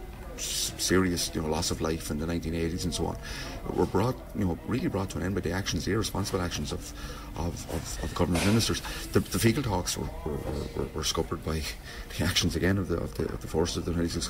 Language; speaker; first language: English; native; English